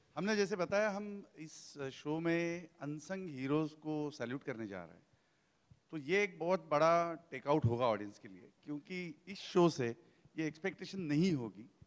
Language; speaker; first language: Hindi; native; Hindi